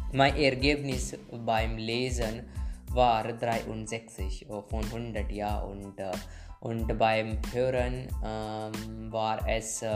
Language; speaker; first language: German; non-native, learner; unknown